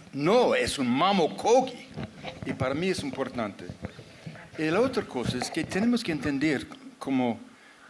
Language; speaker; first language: Spanish; non-native, fluent; English